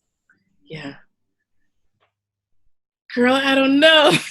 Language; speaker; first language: English; native; English